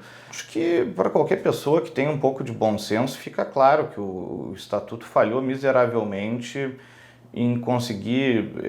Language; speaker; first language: Portuguese; native; Portuguese